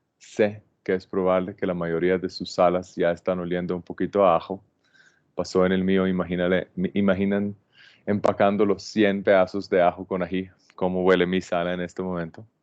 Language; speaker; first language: Spanish; non-native, fluent; Hebrew